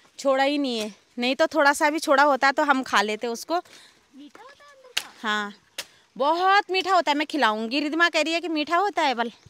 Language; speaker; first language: Hindi; non-native, local second language; Garhwali